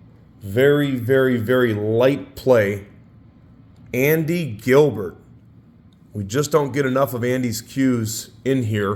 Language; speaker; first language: English; native; English